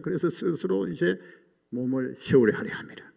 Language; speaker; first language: Korean; native; Korean